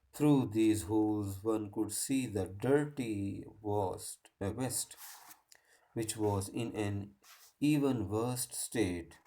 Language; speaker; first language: English; non-native, local second language; Hindi